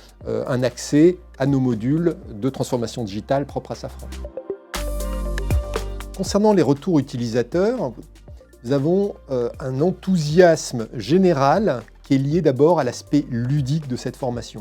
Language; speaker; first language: French; native; French